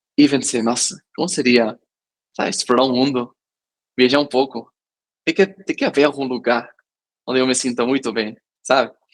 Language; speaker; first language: Portuguese; non-native, fluent; Catalan